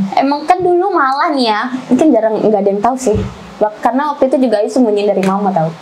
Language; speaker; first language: Indonesian; native; Indonesian